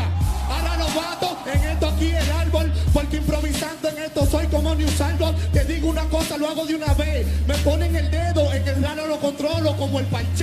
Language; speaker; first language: Spanish; native; Spanish